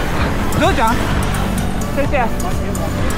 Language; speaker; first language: Chinese; non-native, learner; Japanese